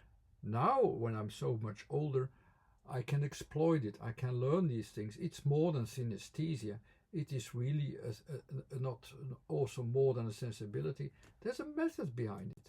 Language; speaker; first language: English; non-native, fluent; Dutch